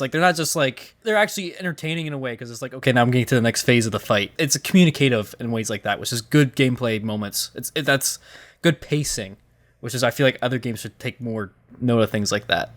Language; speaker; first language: English; native; English